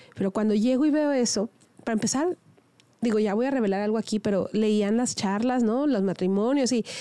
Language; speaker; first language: Spanish; native; Spanish